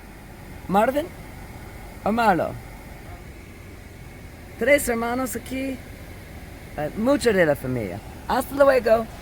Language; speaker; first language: Spanish; non-native, learner; English